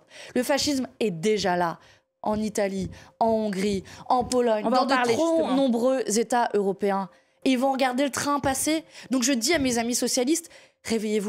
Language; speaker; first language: French; native; French